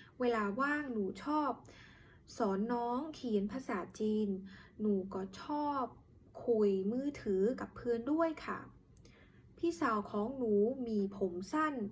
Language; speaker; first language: Thai; non-native, learner; Khmer